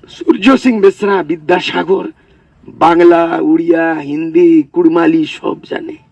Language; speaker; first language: Bangla; non-native, local second language; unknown